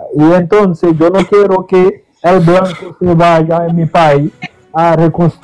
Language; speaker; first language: Spanish; non-native, fluent; Haitian Creole